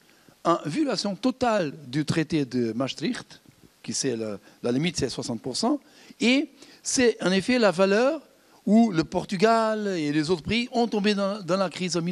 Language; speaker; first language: French; non-native, fluent; Portuguese